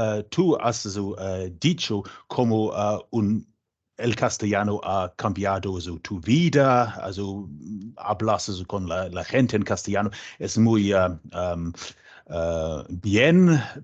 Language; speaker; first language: Spanish; non-native, learner; English